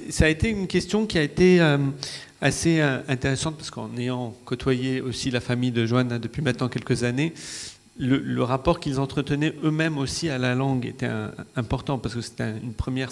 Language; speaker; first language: French; non-native, local second language; Arabic